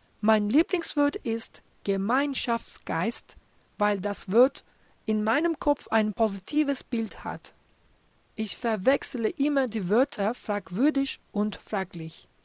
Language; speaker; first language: German; non-native, fluent; Turkish